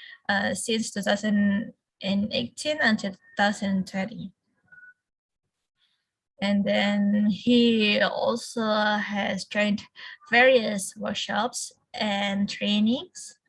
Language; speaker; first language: English; non-native, fluent; Indonesian